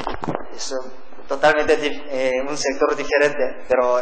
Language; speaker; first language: Spanish; non-native, learner; Korean